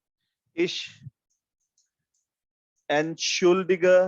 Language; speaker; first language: German; non-native, fluent; Hindi